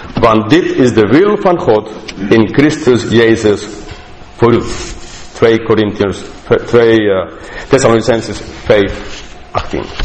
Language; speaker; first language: Dutch; non-native, fluent; English